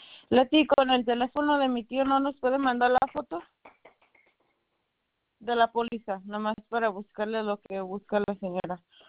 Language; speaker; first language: Spanish; early bilingual, heritage; Spanish